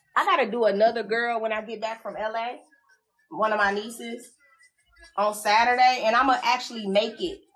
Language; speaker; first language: English; native; English